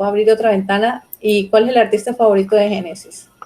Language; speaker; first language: Spanish; native; Spanish